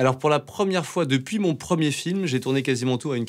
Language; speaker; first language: French; native; French